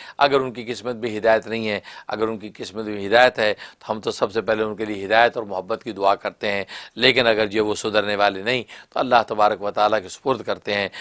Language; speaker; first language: Urdu; native; Urdu